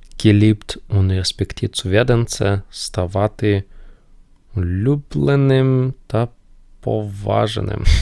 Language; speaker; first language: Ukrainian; non-native, local second language; Russian